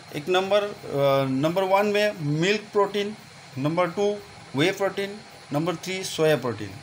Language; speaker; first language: Hindi; non-native, local second language; Assamese